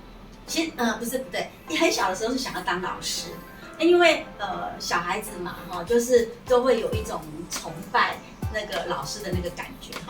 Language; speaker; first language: Chinese; non-native, local second language; Min Nan Chinese